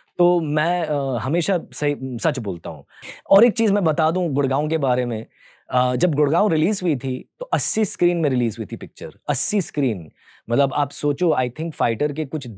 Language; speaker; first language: Hindi; early bilingual, heritage; Hindi